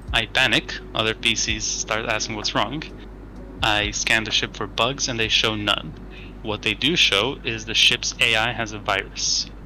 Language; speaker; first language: English; non-native, fluent; Greek